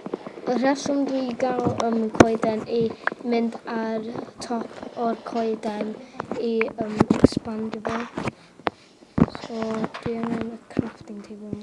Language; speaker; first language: Welsh; non-native, local second language; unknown